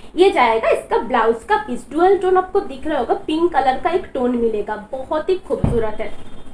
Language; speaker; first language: Hindi; non-native, local second language; Bangla